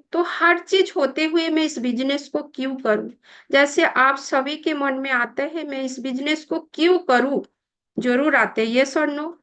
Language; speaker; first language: Hindi; non-native, local second language; Bangla